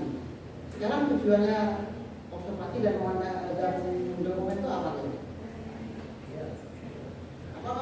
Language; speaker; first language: Indonesian; native; Indonesian